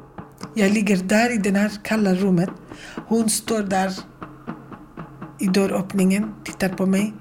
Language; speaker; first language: Swedish; non-native, fluent; Kurdish